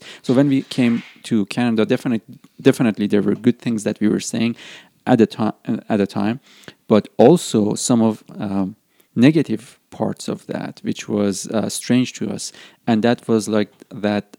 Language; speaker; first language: English; non-native, fluent; Persian